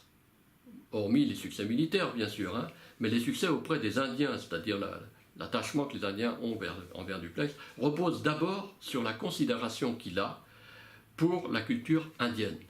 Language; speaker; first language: French; native; French